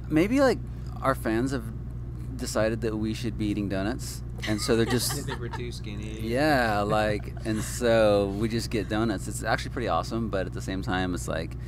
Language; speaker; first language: English; native; English